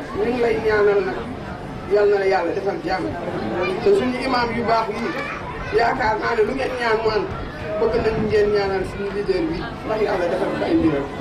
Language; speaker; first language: Wolof; non-native, local second language; Fula